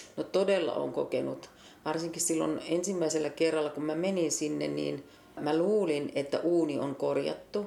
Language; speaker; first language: Finnish; native; Finnish